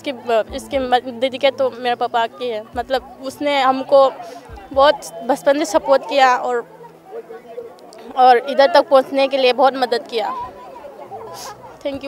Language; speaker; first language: Hindi; non-native, local second language; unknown